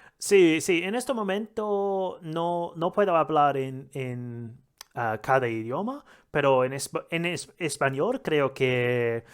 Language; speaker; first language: Spanish; non-native, learner; English